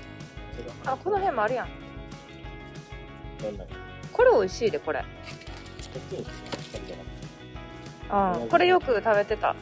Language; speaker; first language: Japanese; native; Japanese